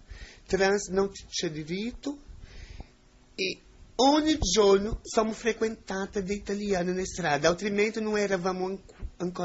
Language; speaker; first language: Italian; non-native, fluent; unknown